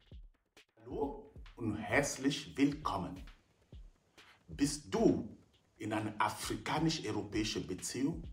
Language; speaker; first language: German; non-native, fluent; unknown